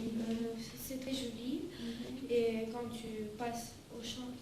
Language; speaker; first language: French; non-native, learner; Russian